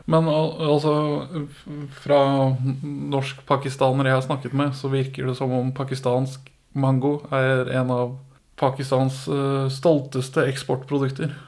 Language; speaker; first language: Norwegian; early bilingual, other home language; Persian